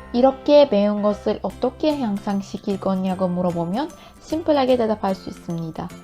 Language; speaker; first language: Korean; non-native, learner; Turkish